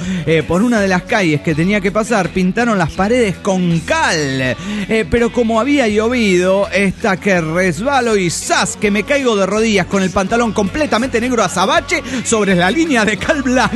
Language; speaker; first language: Spanish; native; Spanish